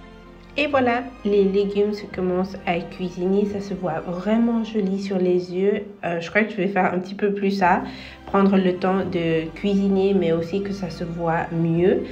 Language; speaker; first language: French; non-native, fluent; Spanish